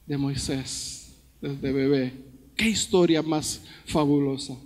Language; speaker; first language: Spanish; early bilingual, heritage; Spanish